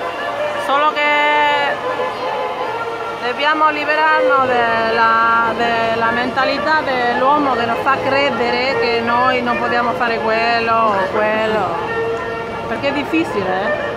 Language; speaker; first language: Italian; non-native, learner; Spanish